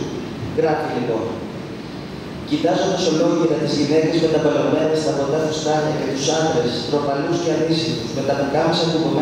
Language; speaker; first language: Greek; native; Greek